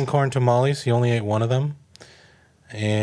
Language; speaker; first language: English; native; English